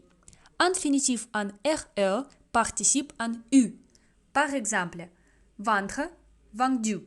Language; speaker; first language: French; non-native, fluent; Russian